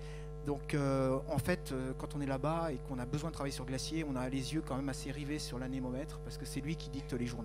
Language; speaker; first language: French; native; French